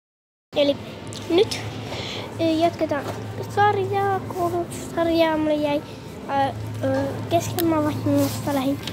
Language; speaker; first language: Finnish; early bilingual, heritage; Finnish